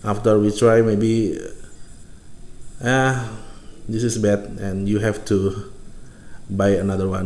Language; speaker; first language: English; non-native, fluent; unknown